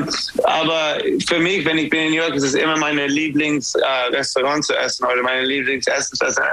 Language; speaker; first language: German; non-native, fluent; English